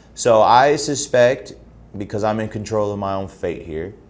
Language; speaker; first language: English; native; English